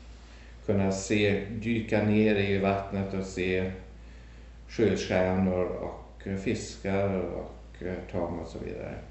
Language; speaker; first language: Swedish; early bilingual, heritage; German